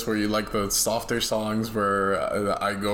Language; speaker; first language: English; non-native, fluent; Spanish